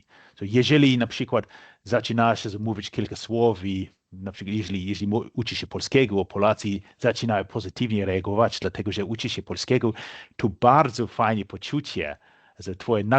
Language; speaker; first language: Polish; non-native, fluent; English